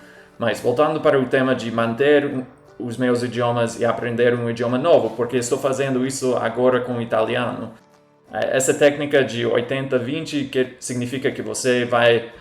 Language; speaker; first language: Portuguese; non-native, fluent; English